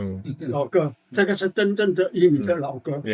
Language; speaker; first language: Chinese; early bilingual, heritage; Chinese